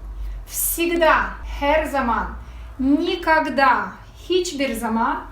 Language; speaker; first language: Turkish; non-native, fluent; Russian